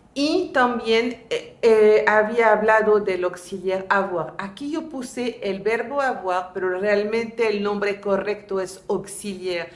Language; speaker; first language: Spanish; non-native, fluent; French